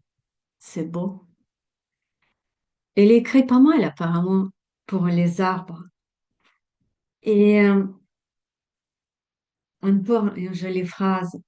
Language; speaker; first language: French; non-native, fluent; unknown